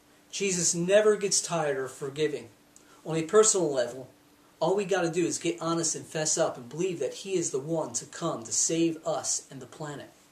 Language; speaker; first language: English; native; English